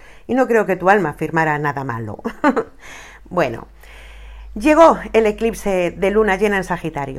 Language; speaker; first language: Spanish; native; Spanish